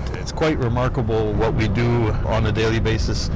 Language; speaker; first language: English; non-native, local second language; French